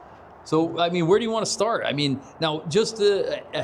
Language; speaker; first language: English; native; English